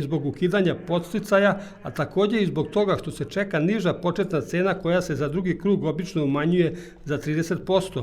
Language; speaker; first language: Serbian; native; Serbian